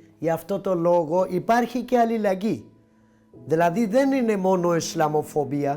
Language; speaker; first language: Greek; non-native, learner; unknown